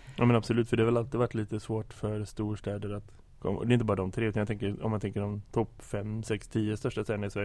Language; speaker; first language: Swedish; native; Swedish